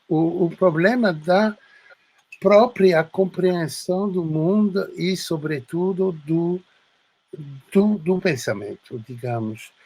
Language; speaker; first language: Portuguese; non-native, fluent; French